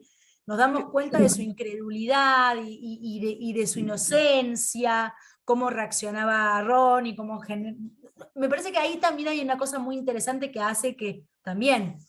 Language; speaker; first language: Spanish; native; Spanish